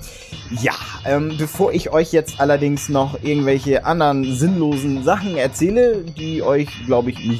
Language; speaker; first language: German; native; German